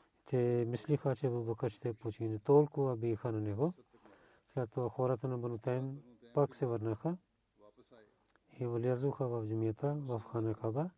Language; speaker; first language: Bulgarian; non-native, learner; Urdu